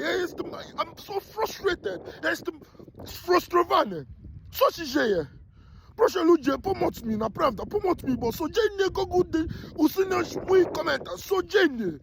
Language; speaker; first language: Polish; non-native, learner; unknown